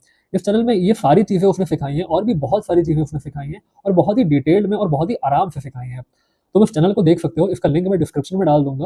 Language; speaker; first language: Hindi; native; Hindi